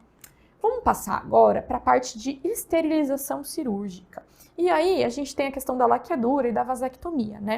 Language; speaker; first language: Portuguese; native; Portuguese